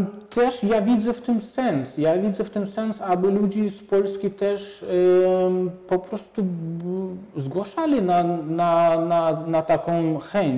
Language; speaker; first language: Polish; non-native, fluent; Russian